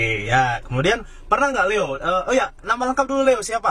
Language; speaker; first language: Indonesian; native; Indonesian